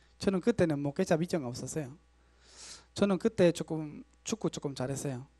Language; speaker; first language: Korean; non-native, learner; Spanish